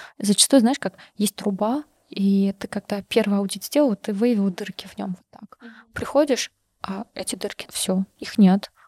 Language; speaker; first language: Russian; non-native, local second language; Karachay-Balkar